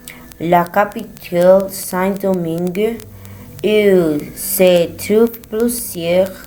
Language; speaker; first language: French; non-native, learner; Spanish